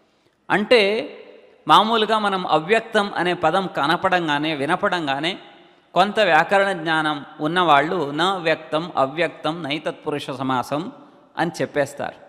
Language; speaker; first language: Telugu; native; Telugu